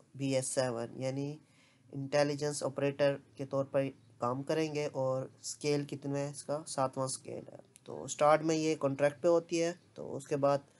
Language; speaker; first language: Urdu; non-native, local second language; Punjabi